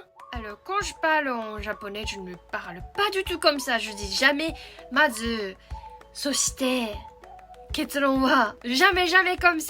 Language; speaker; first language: French; non-native, fluent; Japanese